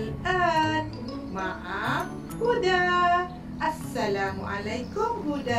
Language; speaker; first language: Arabic; non-native, fluent; Malay